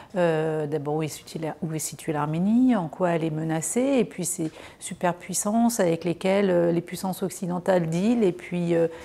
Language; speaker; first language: French; native; French